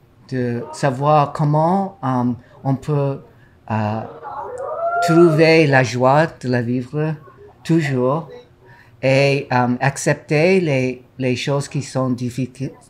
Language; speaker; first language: French; non-native, learner; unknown